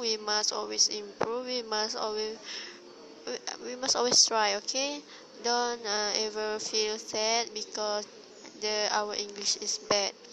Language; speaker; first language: English; non-native, learner; Malay